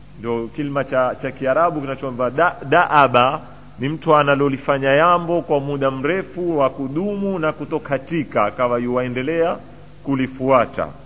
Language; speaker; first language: Swahili; native; Swahili